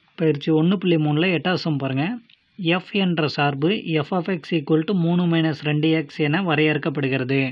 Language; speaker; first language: Tamil; native; Tamil